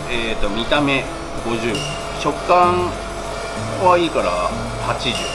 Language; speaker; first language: Japanese; native; Japanese